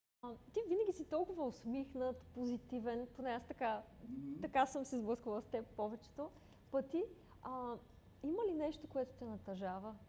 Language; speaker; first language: Bulgarian; native; Bulgarian